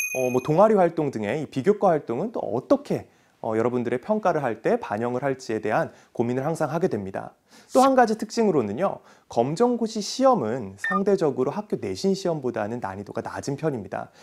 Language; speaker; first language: Korean; native; Korean